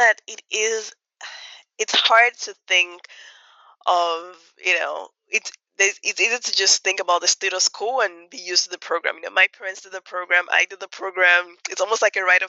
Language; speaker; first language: English; non-native, local second language; Yoruba